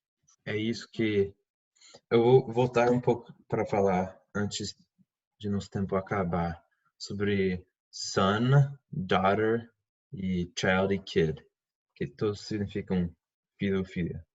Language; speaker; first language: Portuguese; non-native, fluent; English